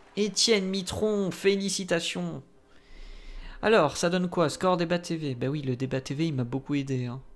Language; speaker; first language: French; native; French